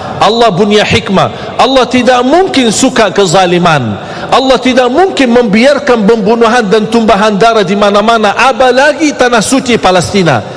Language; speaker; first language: Malay; non-native, fluent; Arabic